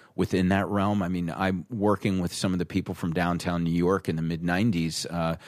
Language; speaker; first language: English; native; English